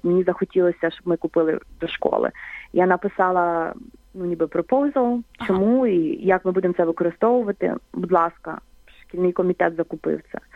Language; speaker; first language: Ukrainian; native; Ukrainian